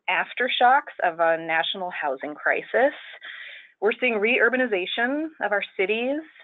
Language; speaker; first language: English; native; English